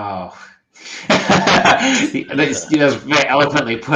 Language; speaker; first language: English; native; English